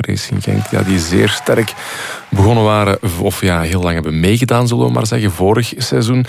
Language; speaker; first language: Dutch; native; Dutch